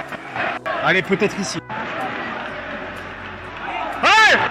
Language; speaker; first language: French; native; French